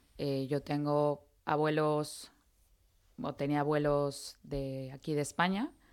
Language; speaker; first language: Spanish; native; Spanish